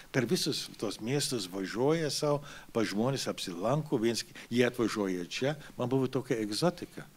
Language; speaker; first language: Lithuanian; early bilingual, heritage; Lithuanian